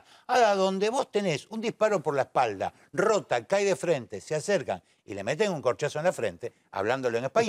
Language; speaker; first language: Spanish; native; Spanish